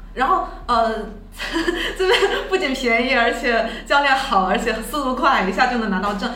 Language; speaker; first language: Chinese; native; Chinese